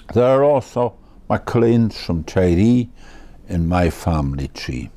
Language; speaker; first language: English; native; English